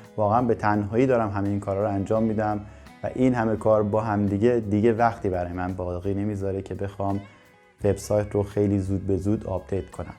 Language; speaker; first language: Persian; native; Persian